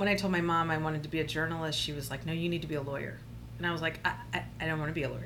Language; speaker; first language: English; native; English